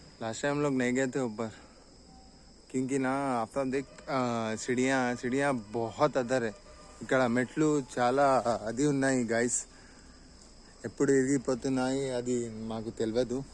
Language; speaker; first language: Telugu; non-native, local second language; Hindi